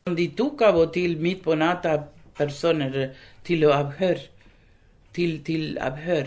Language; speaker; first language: Norwegian; early bilingual, other home language; Spanish